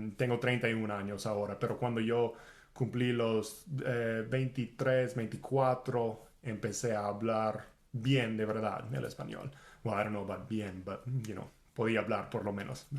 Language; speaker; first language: Spanish; non-native, fluent; English